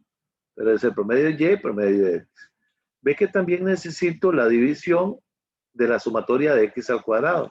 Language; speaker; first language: Spanish; native; Spanish